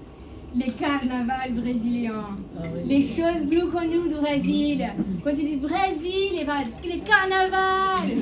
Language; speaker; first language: French; non-native, learner; Portuguese